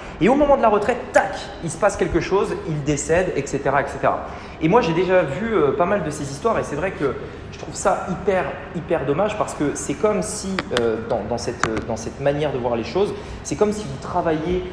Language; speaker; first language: French; native; French